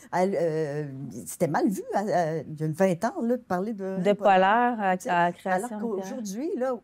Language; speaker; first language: French; native; French